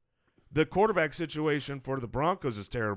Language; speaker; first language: English; native; English